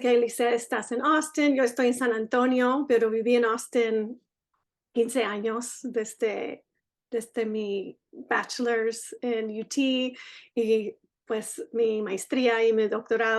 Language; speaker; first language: Spanish; early bilingual, heritage; Spanish